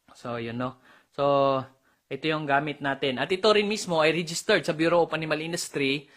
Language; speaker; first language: Filipino; non-native, local second language; Cebuano